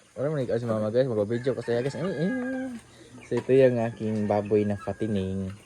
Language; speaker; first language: Filipino; non-native, local second language; Cebuano